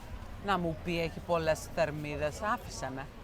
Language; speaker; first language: Greek; early bilingual, heritage; English